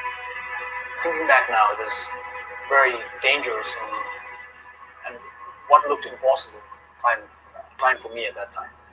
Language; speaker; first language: English; non-native, fluent; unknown